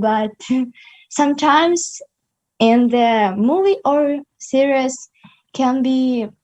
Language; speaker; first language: English; non-native, learner; Ukrainian